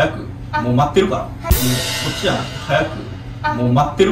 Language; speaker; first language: Japanese; native; Japanese